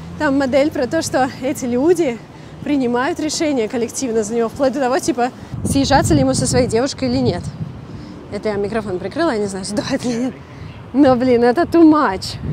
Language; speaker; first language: Russian; native; Russian